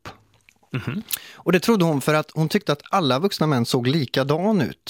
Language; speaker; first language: Swedish; native; Swedish